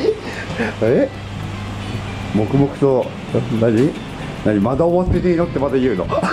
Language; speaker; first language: Japanese; native; Japanese